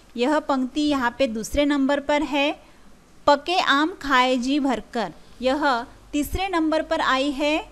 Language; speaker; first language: Hindi; non-native, local second language; Marathi